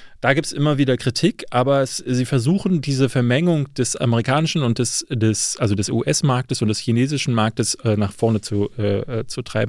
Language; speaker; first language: German; native; German